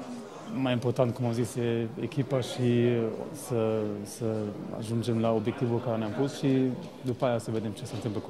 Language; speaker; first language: Romanian; early bilingual, heritage; Romanian